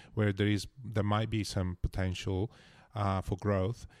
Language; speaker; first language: English; non-native, fluent; Italian